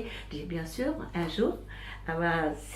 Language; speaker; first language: French; early bilingual, other home language; Vietnamese